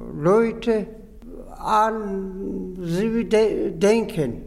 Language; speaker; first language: German; non-native, learner; Georgian